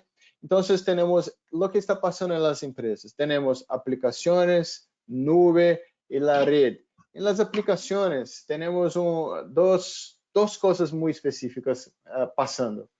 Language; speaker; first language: Spanish; non-native, fluent; Portuguese